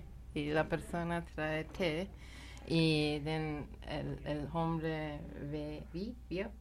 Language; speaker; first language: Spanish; non-native, learner; Persian